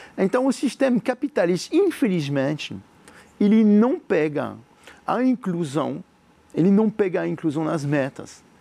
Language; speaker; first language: Portuguese; non-native, fluent; French